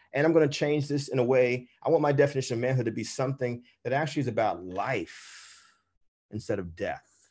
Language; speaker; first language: English; native; English